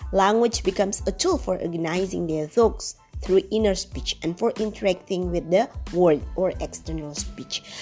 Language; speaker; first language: English; non-native, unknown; Indonesian